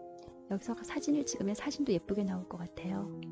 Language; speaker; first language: Korean; native; Korean